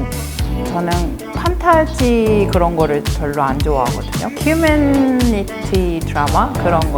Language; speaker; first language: Korean; non-native, fluent; Mongolian